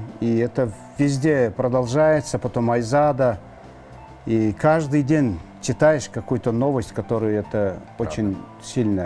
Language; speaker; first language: Russian; non-native, local second language; Kyrgyz